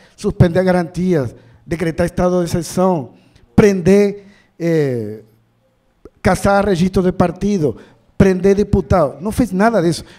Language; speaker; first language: Portuguese; non-native, learner; Spanish